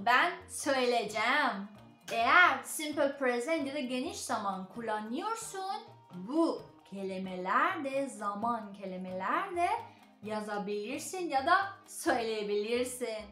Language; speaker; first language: Turkish; non-native, learner; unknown